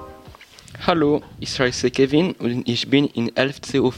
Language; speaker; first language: German; non-native, learner; French